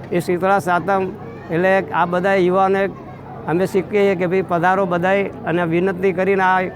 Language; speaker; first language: Gujarati; non-native, local second language; Marwari